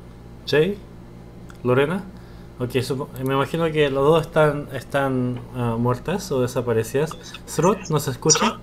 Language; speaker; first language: Spanish; non-native, fluent; Korean